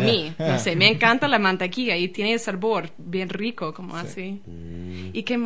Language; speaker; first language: Spanish; non-native, learner; English